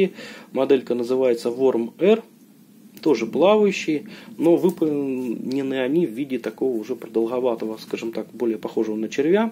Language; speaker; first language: Russian; native; Russian